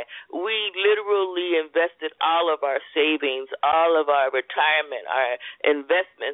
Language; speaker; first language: English; native; English